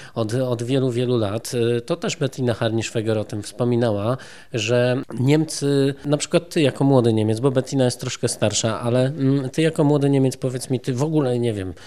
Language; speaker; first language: Polish; native; Polish